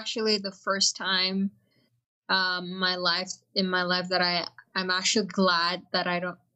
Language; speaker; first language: English; non-native, fluent; Chinese